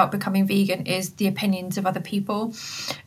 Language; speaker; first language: English; native; English